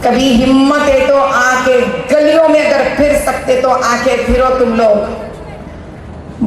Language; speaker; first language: Hindi; non-native, local second language; Telugu